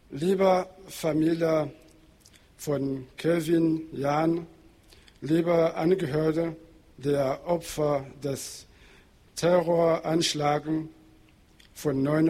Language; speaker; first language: German; non-native, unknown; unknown